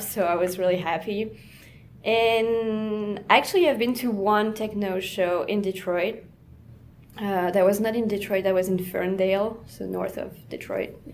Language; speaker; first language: English; non-native, fluent; French